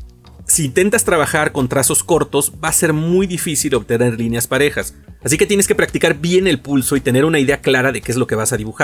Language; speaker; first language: Spanish; native; Spanish